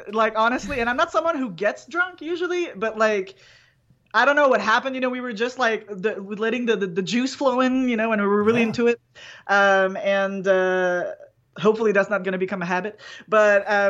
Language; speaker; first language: English; non-native, fluent; French